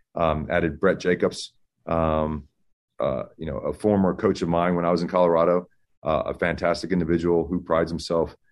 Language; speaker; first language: English; early bilingual, other home language; Spanish